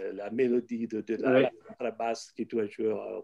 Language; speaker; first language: French; non-native, fluent; Italian